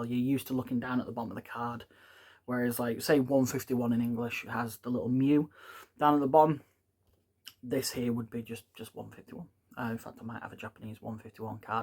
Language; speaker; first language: English; native; English